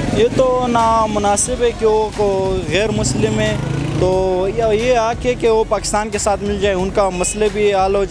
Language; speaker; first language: Hindi; non-native, local second language; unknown